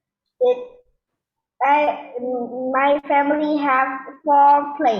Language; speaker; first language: English; non-native, learner; Vietnamese